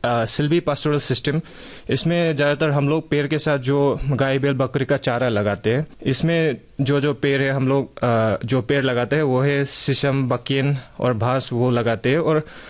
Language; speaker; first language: Hindi; non-native, local second language; Manipuri